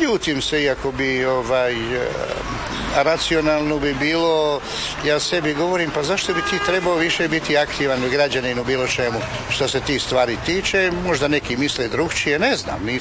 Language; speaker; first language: Serbian; native; Serbian